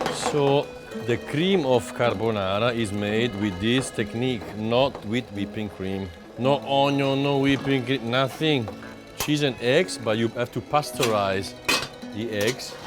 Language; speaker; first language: English; non-native, fluent; Italian